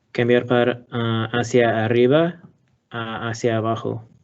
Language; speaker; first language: Spanish; non-native, learner; English